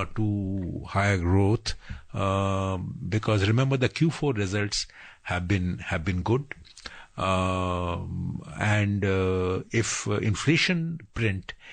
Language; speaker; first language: English; non-native, local second language; Bangla